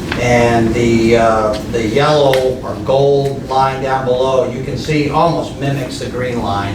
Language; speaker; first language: English; native; English